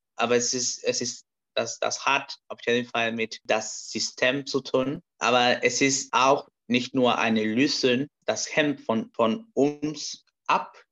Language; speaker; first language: German; non-native, learner; Spanish